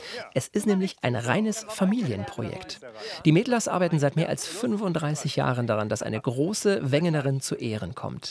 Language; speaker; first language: German; native; German